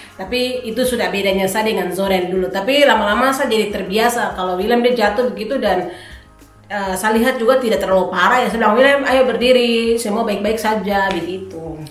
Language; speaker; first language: Indonesian; native; Indonesian